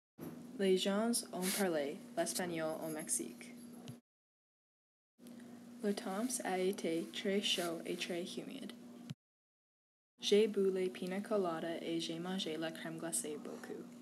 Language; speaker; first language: French; non-native, learner; English